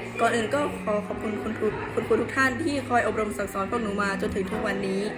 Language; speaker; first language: Thai; native; Thai